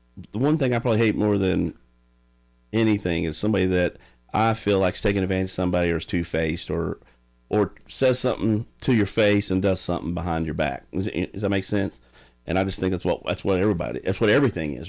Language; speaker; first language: English; native; English